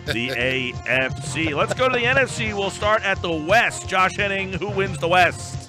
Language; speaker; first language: English; native; English